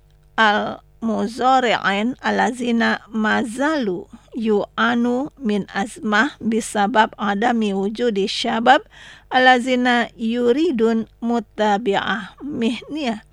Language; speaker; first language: Arabic; non-native, learner; Indonesian